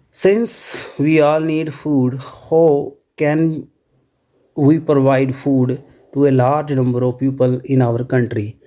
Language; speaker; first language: English; non-native, local second language; Punjabi